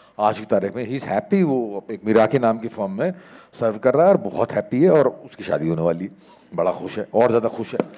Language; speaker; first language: Hindi; native; Hindi